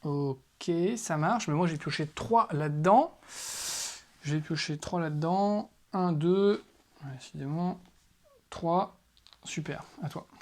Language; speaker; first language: French; native; French